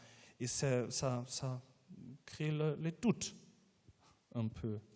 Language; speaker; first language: French; non-native, learner; German